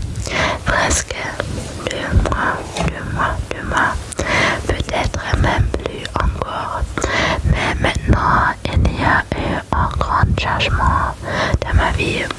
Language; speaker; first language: French; non-native, learner; German